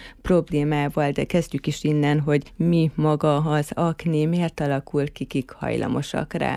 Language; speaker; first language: Hungarian; native; Hungarian